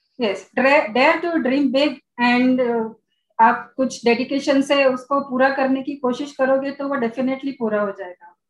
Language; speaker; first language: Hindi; non-native, local second language; Marathi